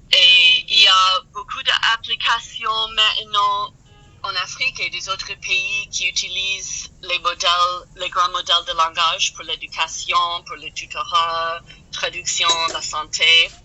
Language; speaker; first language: French; non-native, learner; English